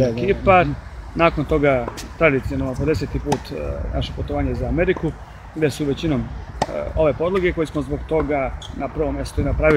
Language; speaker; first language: Serbian; native; Serbian